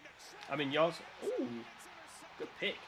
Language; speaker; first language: English; native; English